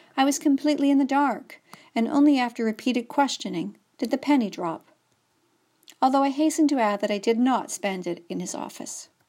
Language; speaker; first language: English; native; English